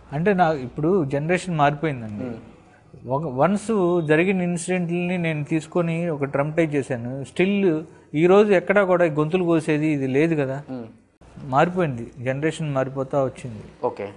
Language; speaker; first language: Telugu; native; Telugu